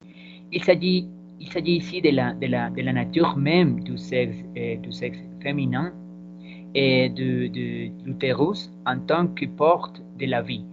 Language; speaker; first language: French; non-native, learner; Spanish